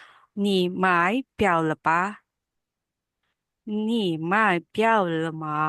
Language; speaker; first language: Chinese; non-native, learner; Indonesian